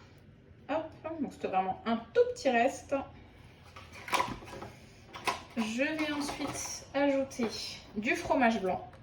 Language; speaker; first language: French; native; French